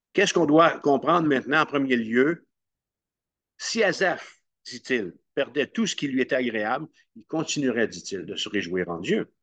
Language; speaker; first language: French; native; French